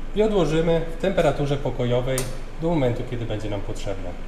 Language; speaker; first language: Polish; early bilingual, heritage; Italian